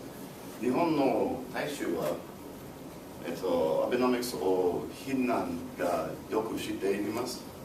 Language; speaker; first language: Japanese; non-native, learner; English